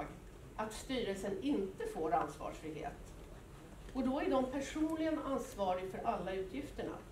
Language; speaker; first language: Swedish; native; Swedish